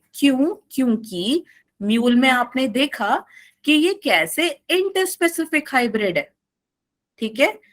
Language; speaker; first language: Hindi; non-native, local second language; Malayalam